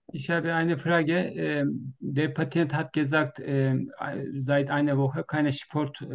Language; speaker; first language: German; non-native, learner; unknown